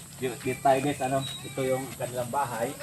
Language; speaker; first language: Filipino; native; Filipino